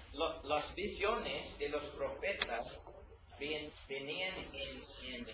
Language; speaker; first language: Spanish; non-native, learner; English